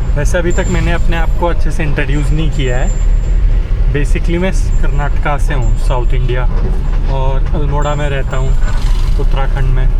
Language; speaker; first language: Hindi; non-native, local second language; Kannada